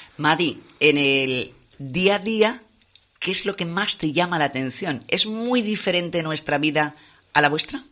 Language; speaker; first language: Spanish; native; Spanish